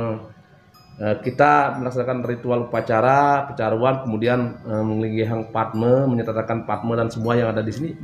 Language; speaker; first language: Indonesian; non-native, local second language; Balinese